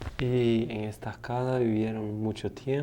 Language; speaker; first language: Spanish; non-native, learner; Portuguese